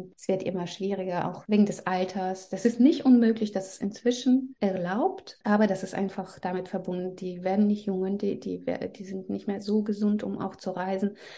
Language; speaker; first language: German; non-native, fluent; Russian